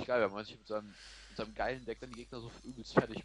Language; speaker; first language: German; native; German